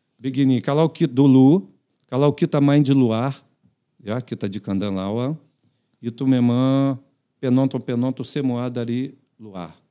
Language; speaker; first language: Indonesian; non-native, fluent; Portuguese